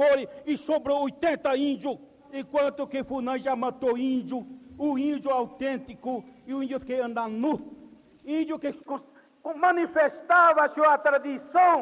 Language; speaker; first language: Portuguese; non-native, local second language; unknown